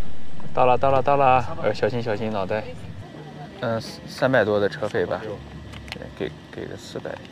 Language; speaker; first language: Chinese; native; Chinese